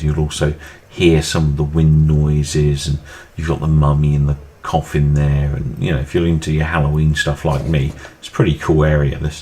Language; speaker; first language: English; native; English